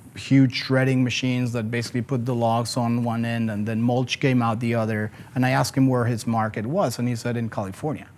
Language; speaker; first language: English; non-native, fluent; Spanish